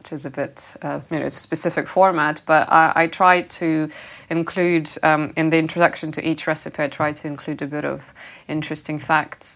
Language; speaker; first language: English; non-native, fluent; Russian